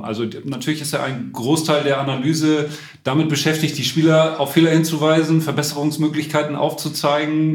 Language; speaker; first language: German; native; German